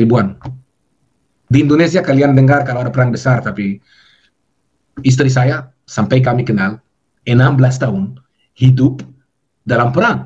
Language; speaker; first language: Indonesian; non-native, fluent; Hebrew